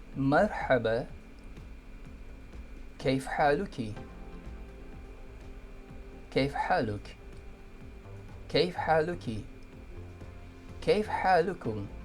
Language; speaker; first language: Arabic; non-native, fluent; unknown